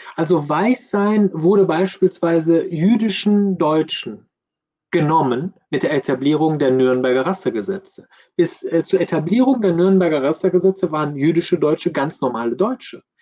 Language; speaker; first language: German; early bilingual, other home language; Persian